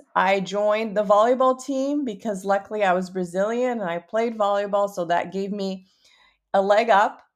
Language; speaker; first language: English; early bilingual, other home language; Portuguese